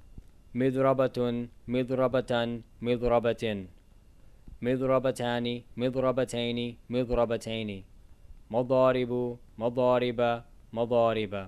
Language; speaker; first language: Arabic; non-native, fluent; English